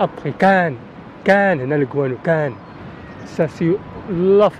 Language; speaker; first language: French; non-native, learner; Arabic